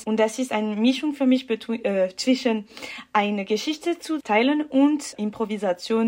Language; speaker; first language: German; non-native, local second language; French